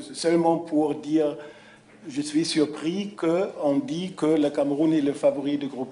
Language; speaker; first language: French; non-native, fluent; German